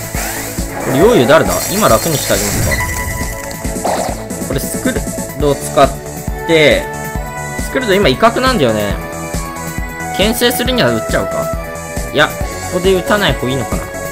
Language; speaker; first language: Japanese; native; Japanese